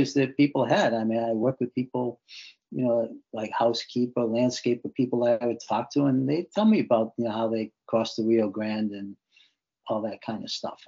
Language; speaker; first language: English; native; English